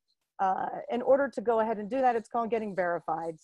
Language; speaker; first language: English; native; English